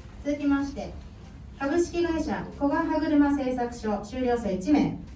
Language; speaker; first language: Japanese; native; Japanese